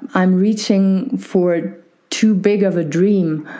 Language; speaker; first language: English; non-native, fluent; German